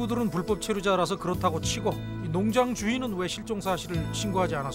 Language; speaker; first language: Korean; native; Korean